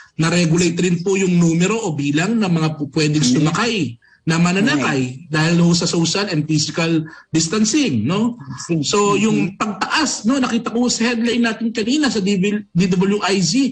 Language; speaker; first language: Filipino; native; Filipino